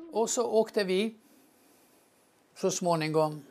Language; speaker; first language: Swedish; non-native, fluent; Croatian